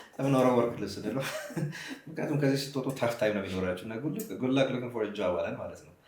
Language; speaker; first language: Amharic; native; Amharic